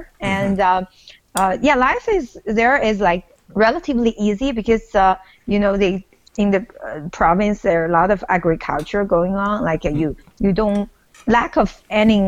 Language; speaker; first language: English; non-native, fluent; Chinese